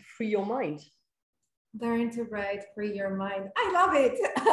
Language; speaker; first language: English; non-native, fluent; French